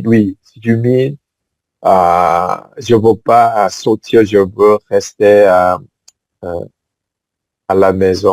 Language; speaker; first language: French; non-native, fluent; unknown